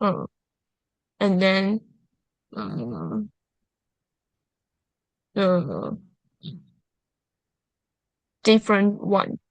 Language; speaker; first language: English; non-native, learner; Chinese